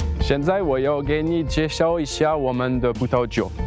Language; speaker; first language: Chinese; non-native, learner; French